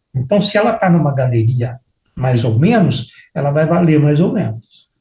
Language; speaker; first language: Portuguese; native; Portuguese